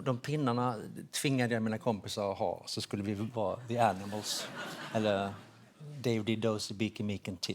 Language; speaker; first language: Swedish; native; Swedish